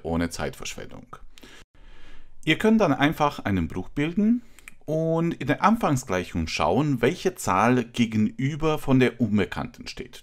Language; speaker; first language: German; non-native, fluent; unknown